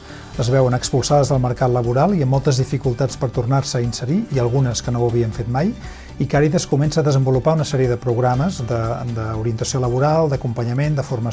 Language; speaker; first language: Catalan; native; Catalan